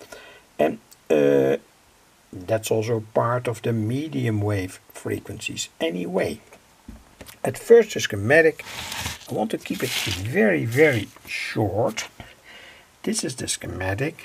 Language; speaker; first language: English; non-native, fluent; Dutch